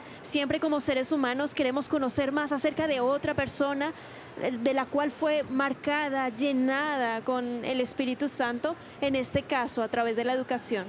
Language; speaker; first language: Spanish; native; Spanish